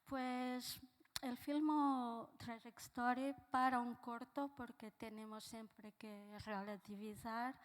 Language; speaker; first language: Spanish; non-native, fluent; Portuguese